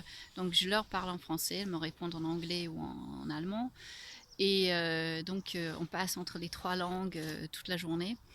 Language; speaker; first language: French; non-native, fluent; English